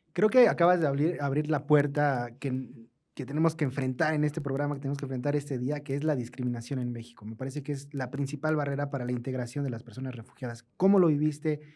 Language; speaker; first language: Spanish; native; Spanish